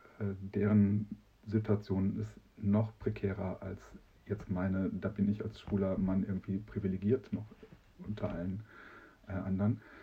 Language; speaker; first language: German; native; German